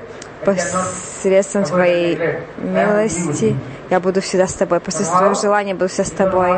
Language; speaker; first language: Russian; non-native, learner; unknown